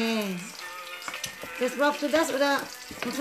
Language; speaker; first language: German; non-native, learner; Cebuano